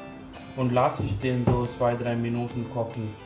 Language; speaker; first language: German; non-native, fluent; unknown